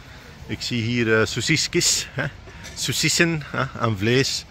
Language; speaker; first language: Dutch; non-native, fluent; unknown